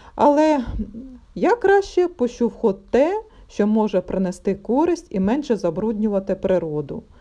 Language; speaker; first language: Ukrainian; non-native, local second language; Russian